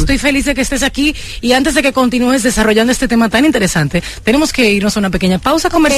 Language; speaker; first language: Spanish; native; Spanish